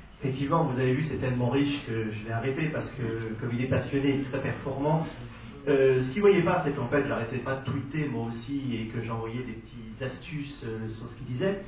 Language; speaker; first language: French; native; French